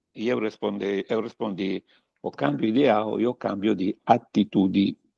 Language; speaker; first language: Portuguese; non-native, fluent; Italian